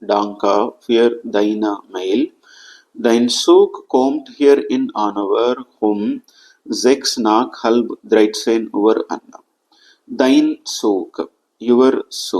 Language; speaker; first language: German; non-native, fluent; Telugu